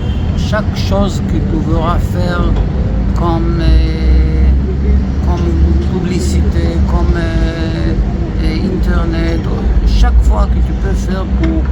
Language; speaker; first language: French; non-native, learner; Hebrew